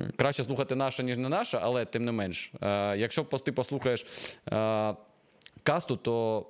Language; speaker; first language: Ukrainian; non-native, local second language; Russian